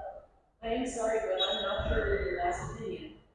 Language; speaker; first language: English; non-native, learner; Indonesian